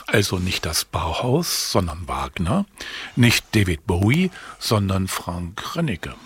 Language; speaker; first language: German; native; German